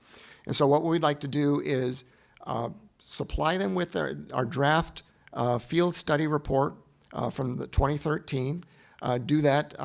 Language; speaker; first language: English; native; English